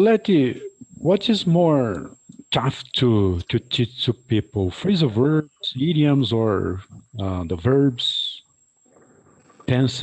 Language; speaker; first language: English; non-native, fluent; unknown